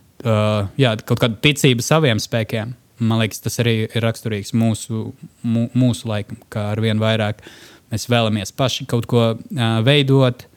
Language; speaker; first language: Latvian; non-native, local second language; Russian